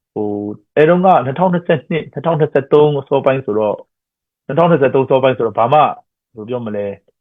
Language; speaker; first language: Burmese; non-native, local second language; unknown